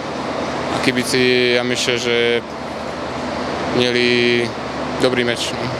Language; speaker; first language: Polish; non-native, learner; Czech